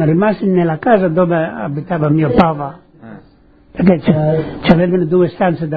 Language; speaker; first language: Italian; early bilingual, heritage; Italian